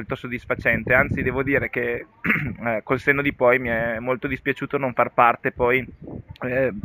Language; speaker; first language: Italian; native; Italian